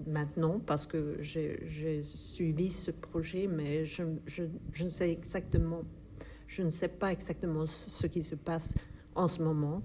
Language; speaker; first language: French; non-native, fluent; German